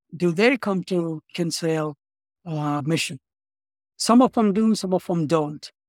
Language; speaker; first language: English; non-native, local second language; Tamil